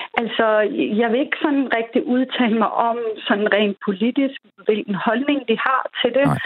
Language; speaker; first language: Danish; early bilingual, other home language; Persian